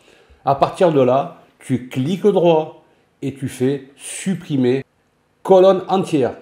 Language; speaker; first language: French; native; French